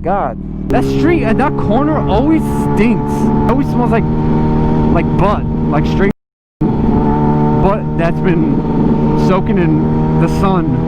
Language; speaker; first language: English; native; English